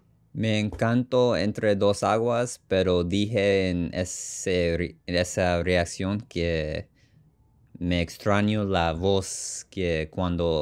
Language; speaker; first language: Spanish; non-native, learner; English